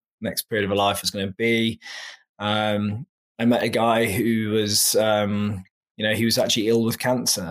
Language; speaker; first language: English; native; English